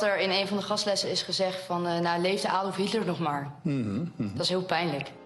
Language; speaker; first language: Dutch; native; Dutch